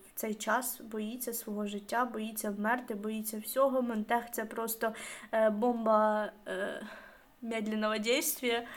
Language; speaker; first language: Ukrainian; non-native, local second language; Russian